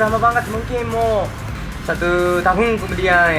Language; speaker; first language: Indonesian; non-native, fluent; Japanese